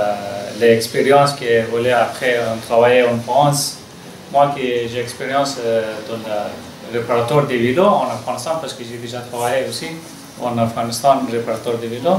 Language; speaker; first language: French; non-native, learner; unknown